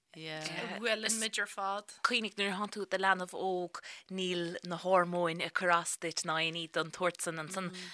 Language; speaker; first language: Irish; native; Irish